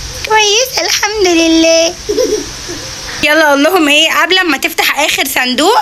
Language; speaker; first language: Arabic; native; Arabic